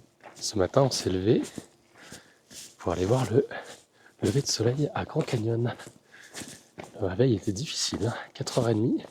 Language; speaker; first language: French; native; French